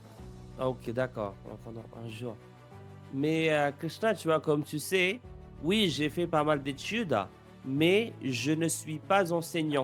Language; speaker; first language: French; non-native, fluent; English